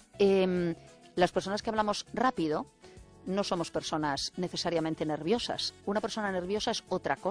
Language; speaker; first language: Spanish; native; Spanish